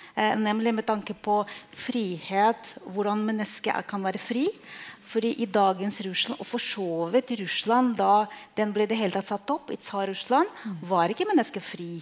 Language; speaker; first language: Norwegian; non-native, fluent; Russian